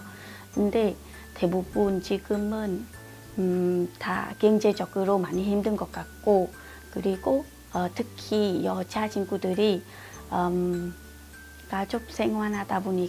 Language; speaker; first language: Korean; non-native, fluent; Vietnamese